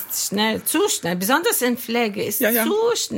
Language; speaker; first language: German; non-native, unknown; Arabic